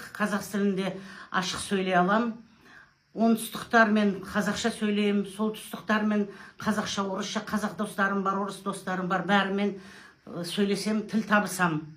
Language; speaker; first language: Kazakh; non-native, local second language; Russian